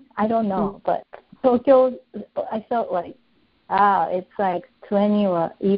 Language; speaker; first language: English; non-native, fluent; Japanese